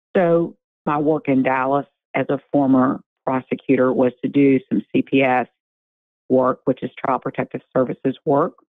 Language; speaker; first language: English; native; English